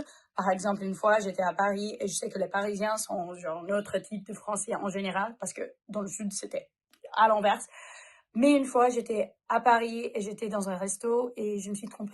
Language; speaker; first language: French; non-native, fluent; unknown